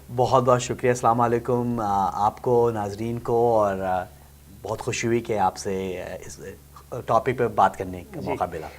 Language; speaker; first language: Urdu; native; Urdu